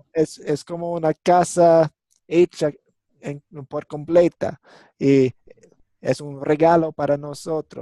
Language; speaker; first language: Spanish; non-native, fluent; English